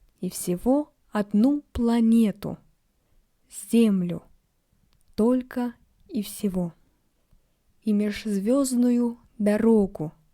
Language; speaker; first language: Russian; native; Russian